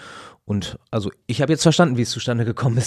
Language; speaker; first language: German; native; German